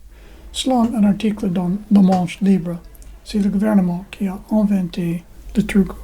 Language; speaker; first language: French; non-native, fluent; English